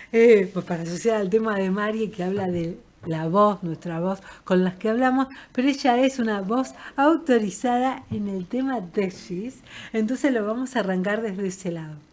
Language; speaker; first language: Spanish; native; Spanish